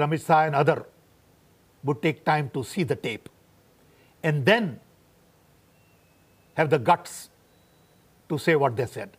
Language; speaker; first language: English; non-native, local second language; Gujarati